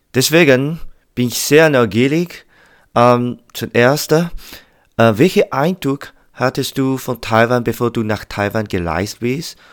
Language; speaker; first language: German; non-native, learner; Chinese